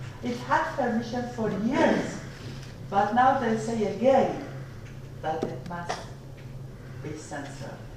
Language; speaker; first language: English; non-native, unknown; Persian